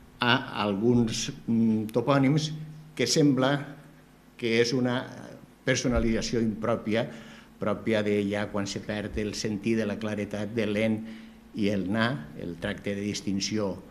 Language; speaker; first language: Catalan; native; Catalan